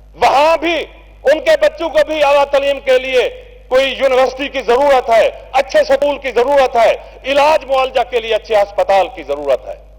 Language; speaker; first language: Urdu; non-native, local second language; Saraiki